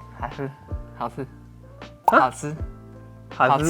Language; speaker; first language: Chinese; native; Chinese